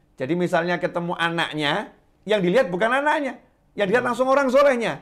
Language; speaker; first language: Indonesian; native; Indonesian